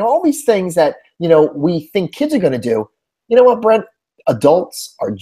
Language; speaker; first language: English; native; English